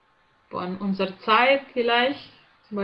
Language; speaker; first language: German; non-native, learner; Indonesian